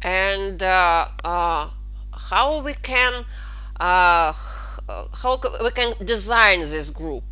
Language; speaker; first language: English; non-native, fluent; Russian